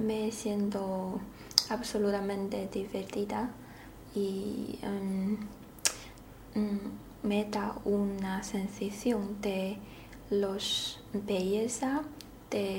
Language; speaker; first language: Spanish; non-native, learner; Chinese